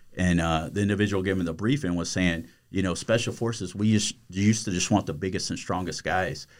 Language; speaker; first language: English; native; English